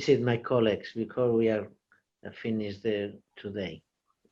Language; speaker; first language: English; non-native, learner; Portuguese